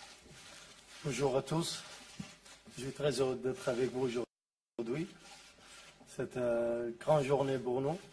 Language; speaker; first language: French; non-native, learner; Arabic